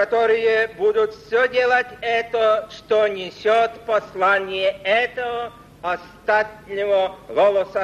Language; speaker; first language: Russian; non-native, fluent; Polish